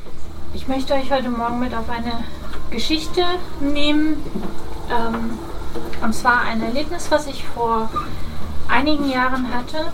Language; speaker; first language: German; native; German